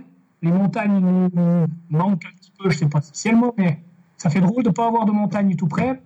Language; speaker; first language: French; native; French